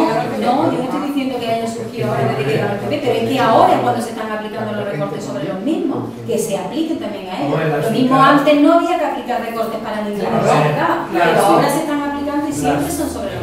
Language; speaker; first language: Spanish; native; Spanish